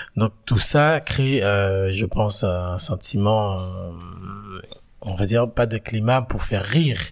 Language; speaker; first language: French; native; French